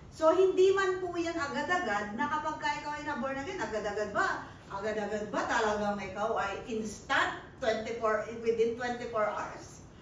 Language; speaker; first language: Filipino; non-native, local second language; Pampanga